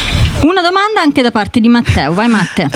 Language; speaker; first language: Italian; native; Italian